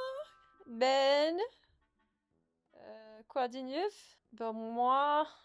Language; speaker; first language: French; non-native, learner; English